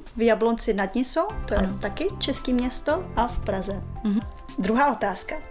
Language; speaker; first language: Czech; native; Czech